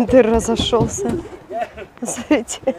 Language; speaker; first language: Russian; native; Russian